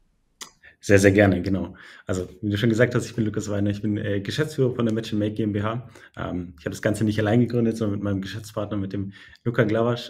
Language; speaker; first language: German; native; German